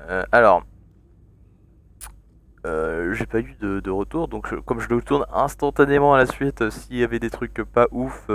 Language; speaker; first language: French; native; French